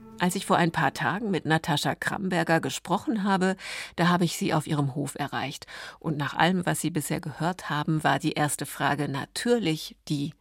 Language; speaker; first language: German; native; German